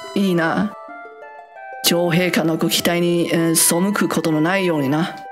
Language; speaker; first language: Japanese; non-native, fluent; Chinese